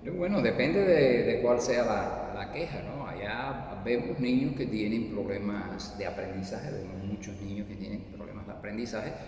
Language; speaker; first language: Spanish; native; Spanish